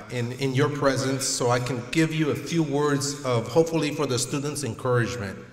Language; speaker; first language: English; early bilingual, other home language; Spanish